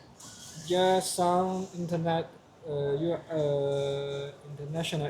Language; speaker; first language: English; non-native, learner; Chinese